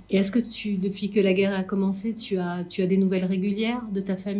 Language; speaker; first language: French; native; French